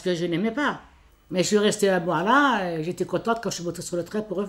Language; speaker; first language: French; early bilingual, other home language; Italian